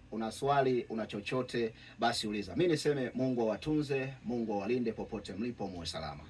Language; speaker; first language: Swahili; native; Swahili